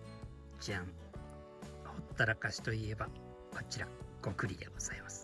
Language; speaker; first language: Japanese; native; Japanese